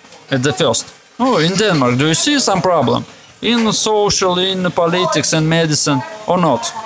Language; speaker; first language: English; non-native, learner; Russian